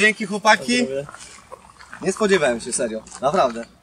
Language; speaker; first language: Polish; native; Polish